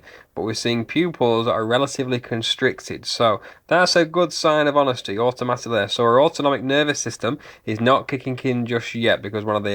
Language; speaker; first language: English; native; English